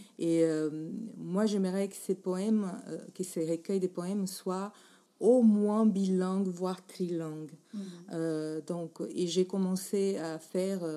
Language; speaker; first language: French; non-native, fluent; Portuguese